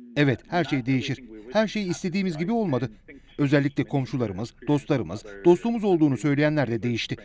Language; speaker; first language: Turkish; non-native, fluent; Arabic